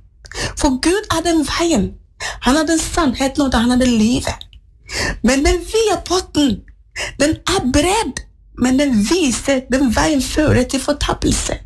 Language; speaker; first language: Norwegian; non-native, fluent; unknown